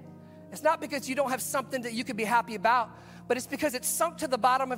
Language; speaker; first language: English; native; English